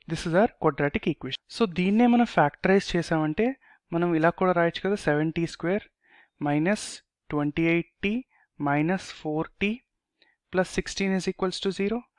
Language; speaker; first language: English; non-native, local second language; Telugu